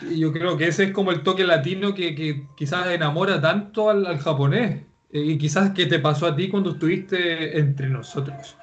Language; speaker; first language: Spanish; native; Spanish